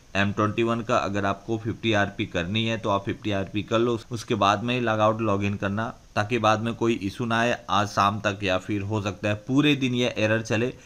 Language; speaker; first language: Hindi; native; Hindi